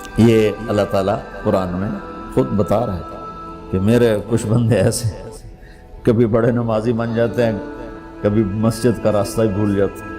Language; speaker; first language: Urdu; non-native, local second language; Punjabi